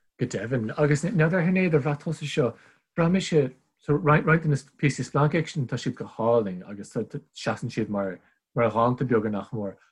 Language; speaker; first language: Irish; non-native, local second language; English